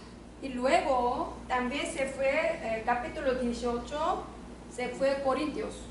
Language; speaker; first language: Spanish; non-native, learner; Korean